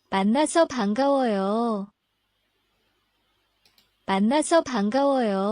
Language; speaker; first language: Korean; non-native, learner; Basque